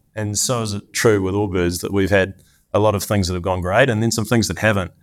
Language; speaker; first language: English; native; English